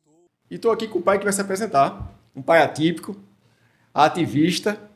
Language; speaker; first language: Portuguese; native; Portuguese